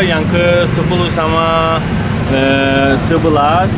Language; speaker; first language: Indonesian; non-native, fluent; Turkish